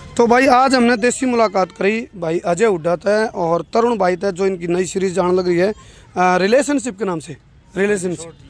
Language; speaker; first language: Hindi; native; Hindi